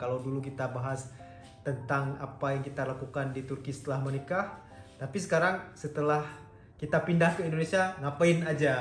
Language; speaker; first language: Indonesian; native; Indonesian